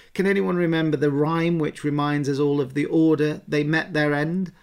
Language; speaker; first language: English; native; English